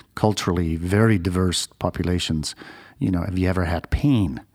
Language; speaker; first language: English; non-native, fluent; Dutch